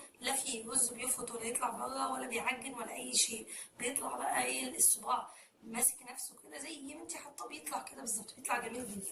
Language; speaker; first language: Arabic; native; Arabic